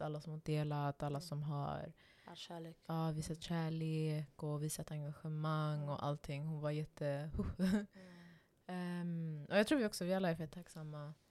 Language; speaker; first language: Swedish; non-native, local second language; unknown